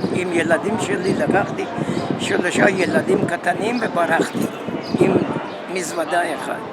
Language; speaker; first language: Hebrew; non-native, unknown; Persian